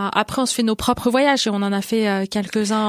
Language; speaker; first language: French; native; French